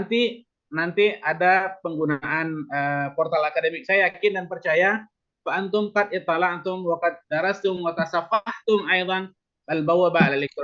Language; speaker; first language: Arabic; non-native, fluent; Indonesian